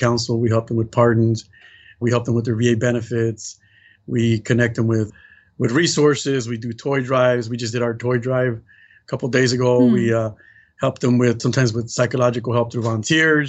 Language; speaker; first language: English; native; English